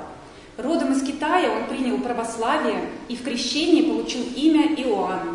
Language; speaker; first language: Russian; native; Russian